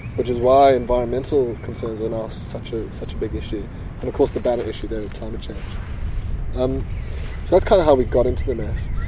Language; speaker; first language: English; native; English